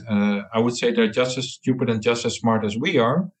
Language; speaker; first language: English; non-native, fluent; Dutch